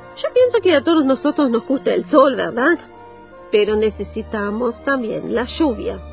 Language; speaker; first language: Spanish; non-native, fluent; German